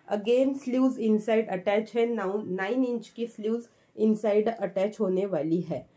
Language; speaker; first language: Hindi; non-native, local second language; Marathi